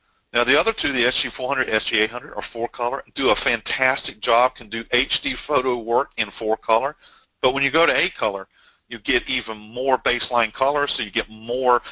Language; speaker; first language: English; native; English